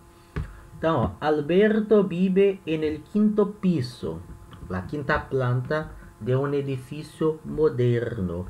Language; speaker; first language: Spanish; non-native, fluent; Portuguese